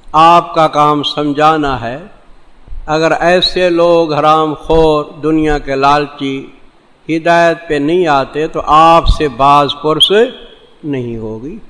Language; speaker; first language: Urdu; non-native, local second language; Saraiki